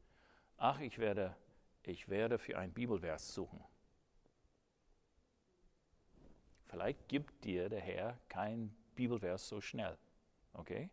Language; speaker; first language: German; non-native, fluent; English